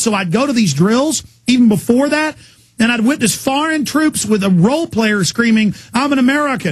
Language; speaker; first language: English; native; English